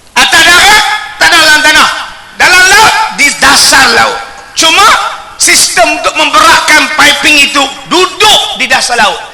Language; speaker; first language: Malay; native; Malay